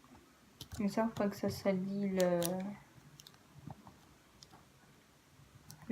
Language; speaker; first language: French; native; French